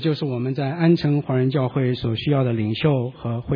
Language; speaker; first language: Chinese; native; Chinese